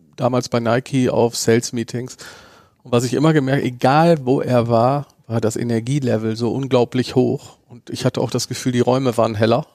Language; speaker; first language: German; native; German